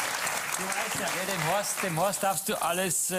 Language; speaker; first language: German; native; German